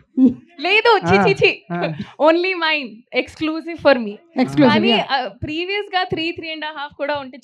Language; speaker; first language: Telugu; non-native, fluent; Hindi